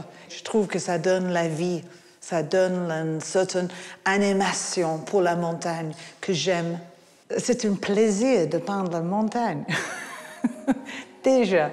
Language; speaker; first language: French; non-native, fluent; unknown